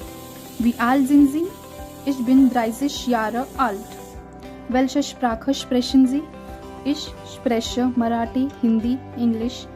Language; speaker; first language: German; non-native, fluent; Marathi